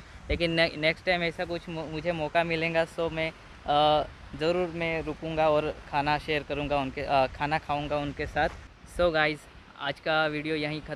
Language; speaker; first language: Hindi; non-native, local second language; Gujarati